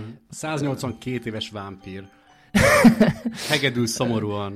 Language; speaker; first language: Hungarian; native; Hungarian